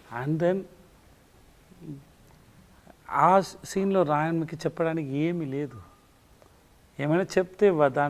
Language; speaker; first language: Telugu; non-native, learner; Tamil